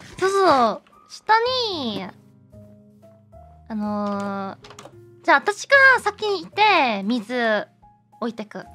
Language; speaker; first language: Japanese; non-native, learner; English